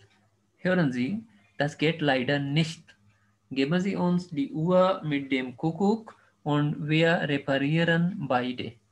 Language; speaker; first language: German; non-native, fluent; Urdu